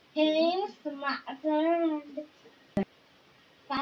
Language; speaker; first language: English; non-native, learner; Chinese